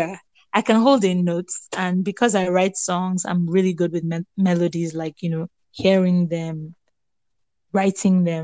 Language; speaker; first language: English; non-native, local second language; Yoruba